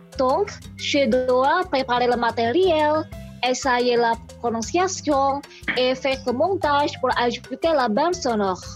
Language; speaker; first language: French; non-native, learner; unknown